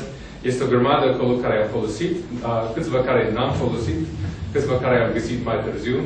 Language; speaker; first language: Romanian; non-native, fluent; English